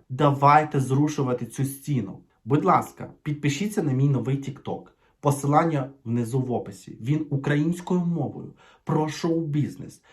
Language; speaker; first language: Ukrainian; native; Ukrainian